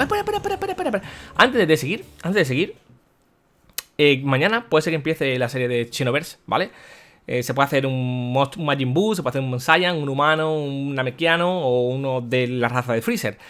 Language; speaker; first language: Spanish; native; Spanish